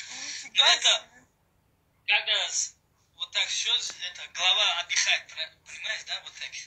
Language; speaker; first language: Russian; non-native, learner; Uzbek